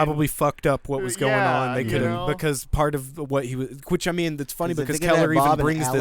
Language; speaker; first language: English; native; English